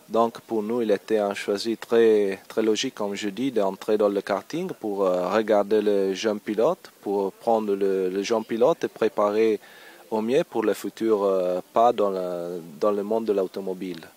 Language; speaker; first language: French; non-native, learner; Italian